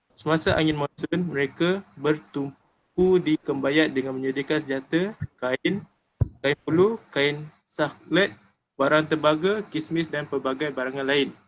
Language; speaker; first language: Malay; native; Malay